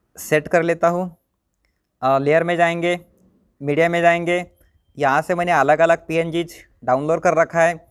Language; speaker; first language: Hindi; non-native, local second language; Marathi